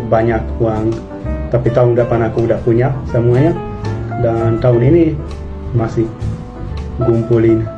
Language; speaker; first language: Indonesian; non-native, fluent; Hungarian